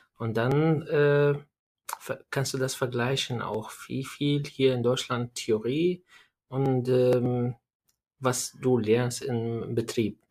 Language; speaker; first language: German; non-native, learner; Arabic